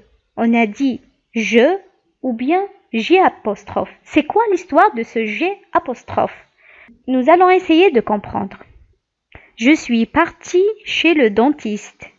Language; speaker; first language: French; non-native, local second language; Arabic